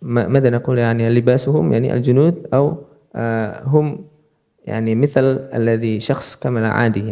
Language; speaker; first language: Arabic; non-native, learner; Indonesian